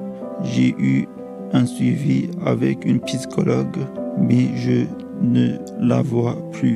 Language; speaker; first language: French; early bilingual, other home language; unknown